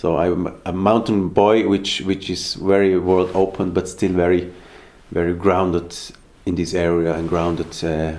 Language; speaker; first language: English; non-native, fluent; Swiss German